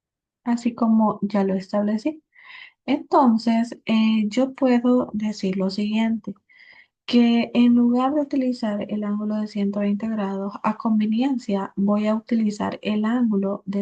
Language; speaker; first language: Spanish; native; Spanish